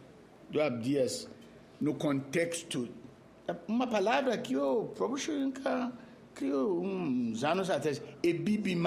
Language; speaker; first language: Portuguese; non-native, fluent; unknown